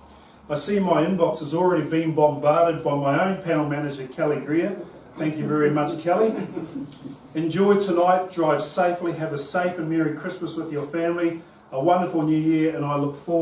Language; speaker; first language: English; native; English